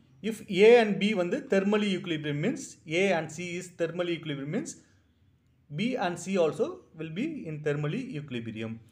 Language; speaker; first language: English; non-native, local second language; Tamil